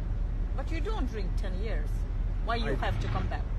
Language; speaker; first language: English; non-native, learner; Russian